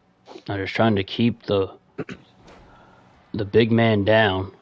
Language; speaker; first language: English; native; English